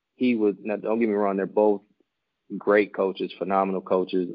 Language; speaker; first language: English; native; English